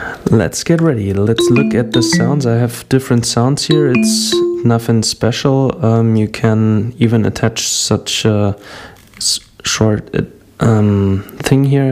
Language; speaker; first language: English; non-native, fluent; German